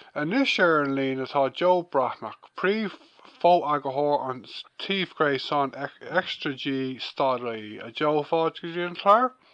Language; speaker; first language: Irish; non-native, local second language; English